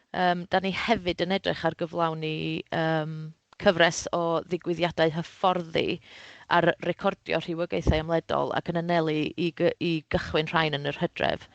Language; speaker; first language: Welsh; native; Welsh